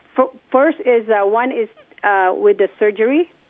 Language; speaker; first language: English; non-native, local second language; Filipino